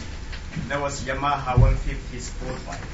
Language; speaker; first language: English; non-native, fluent; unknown